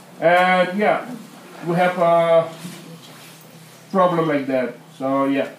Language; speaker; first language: English; non-native, learner; Indonesian